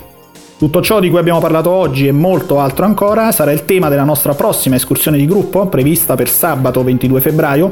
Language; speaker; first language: Italian; native; Italian